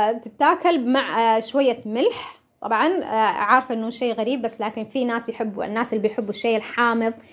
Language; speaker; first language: Arabic; non-native, local second language; Somali